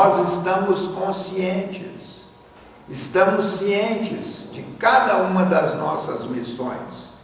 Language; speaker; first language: Portuguese; native; Portuguese